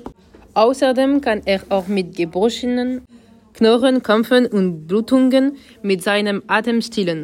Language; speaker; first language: German; non-native, learner; French